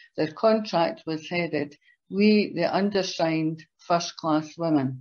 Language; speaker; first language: English; native; English